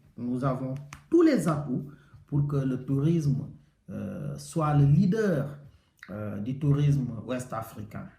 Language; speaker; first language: French; non-native, local second language; Wolof